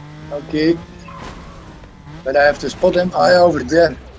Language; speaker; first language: English; non-native, fluent; Dutch